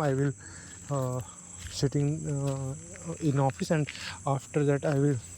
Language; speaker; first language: English; non-native, learner; Hindi